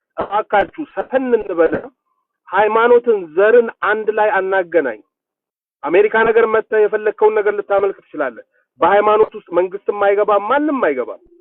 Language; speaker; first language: Amharic; native; Amharic